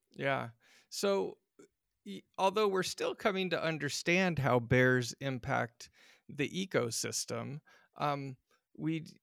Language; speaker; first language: English; native; English